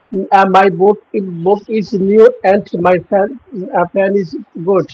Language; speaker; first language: English; non-native, learner; Bangla